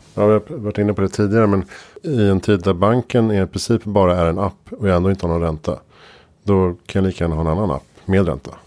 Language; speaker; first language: Swedish; native; Swedish